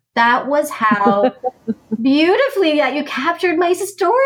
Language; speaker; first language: English; native; English